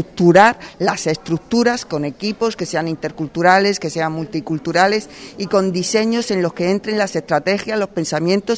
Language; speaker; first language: Spanish; native; Spanish